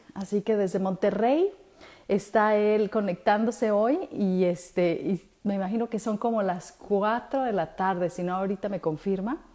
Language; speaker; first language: Spanish; native; Spanish